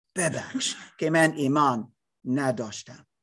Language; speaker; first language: Persian; non-native, learner; English